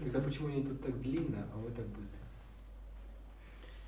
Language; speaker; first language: Russian; native; Russian